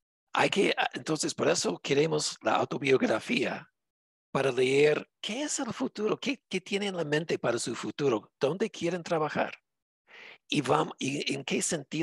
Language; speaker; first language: Spanish; non-native, fluent; English